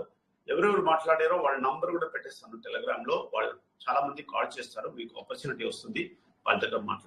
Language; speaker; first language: Telugu; non-native, local second language; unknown